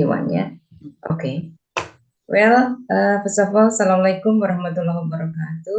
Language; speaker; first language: English; non-native, fluent; Indonesian